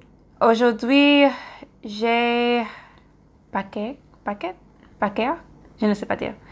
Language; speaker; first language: French; non-native, learner; English